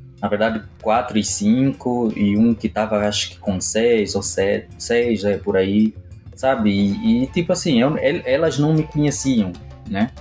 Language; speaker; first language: Portuguese; native; Portuguese